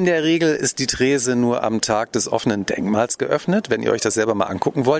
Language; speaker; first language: German; native; German